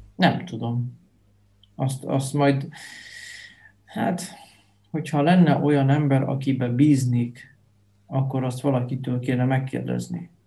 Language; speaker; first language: Hungarian; non-native, fluent; Dutch